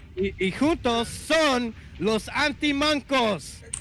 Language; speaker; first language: Spanish; non-native, learner; English